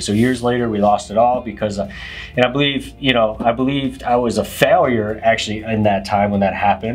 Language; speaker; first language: English; native; English